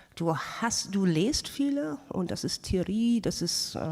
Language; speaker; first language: German; non-native, learner; English